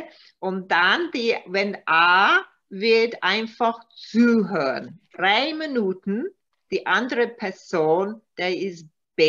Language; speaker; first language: German; non-native, learner; Maltese